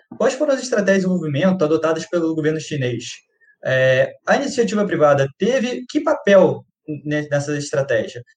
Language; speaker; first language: Portuguese; native; Portuguese